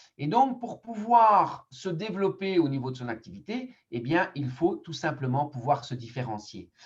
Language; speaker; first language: French; native; French